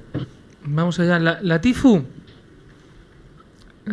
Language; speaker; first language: Spanish; native; Spanish